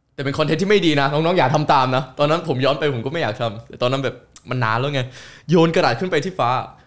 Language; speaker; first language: Thai; early bilingual, other home language; Korean